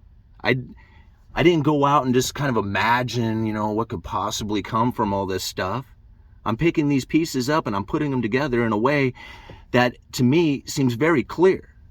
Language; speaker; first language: English; native; English